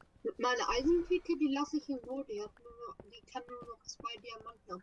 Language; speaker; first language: German; native; German